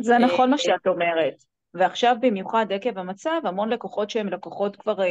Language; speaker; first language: Hebrew; native; Hebrew